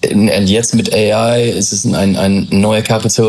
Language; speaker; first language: German; non-native, fluent; English